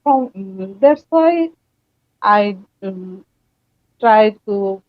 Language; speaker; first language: English; non-native, learner; Bangla